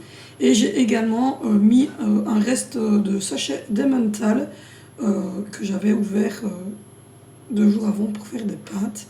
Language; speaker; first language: French; native; French